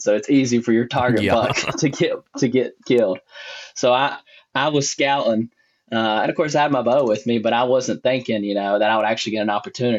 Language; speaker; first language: English; native; English